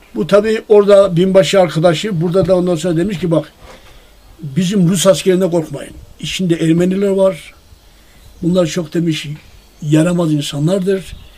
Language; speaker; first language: Turkish; native; Turkish